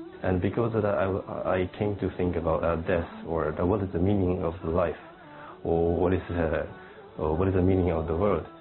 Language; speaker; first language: English; non-native, fluent; Japanese